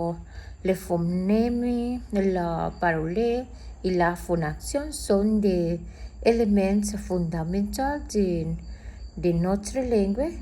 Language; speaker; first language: French; non-native, learner; Spanish